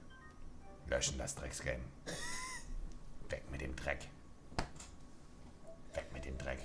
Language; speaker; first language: German; native; German